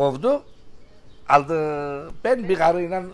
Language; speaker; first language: Turkish; early bilingual, heritage; Greek